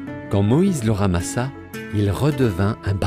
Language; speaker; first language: French; native; French